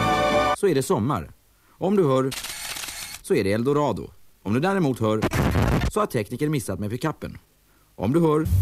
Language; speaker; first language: Swedish; native; Swedish